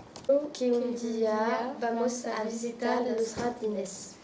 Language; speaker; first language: Spanish; non-native, learner; French